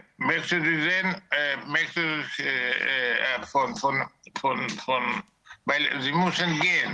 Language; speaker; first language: German; non-native, learner; Greek